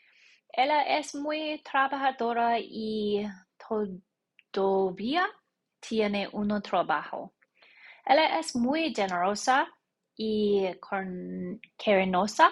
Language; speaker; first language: Spanish; non-native, learner; English